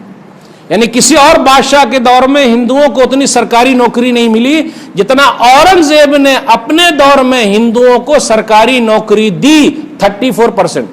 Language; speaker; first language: Hindi; native; Hindi